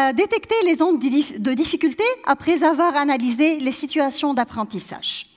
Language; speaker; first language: French; non-native, local second language; Arabic